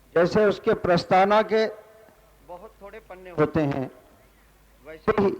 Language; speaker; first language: Hindi; non-native, local second language; Marathi